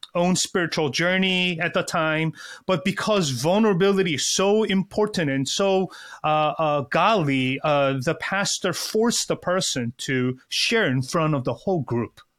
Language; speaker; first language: English; early bilingual, other home language; Korean